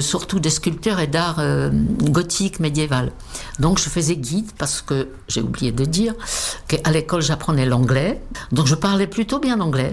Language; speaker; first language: French; non-native, fluent; Czech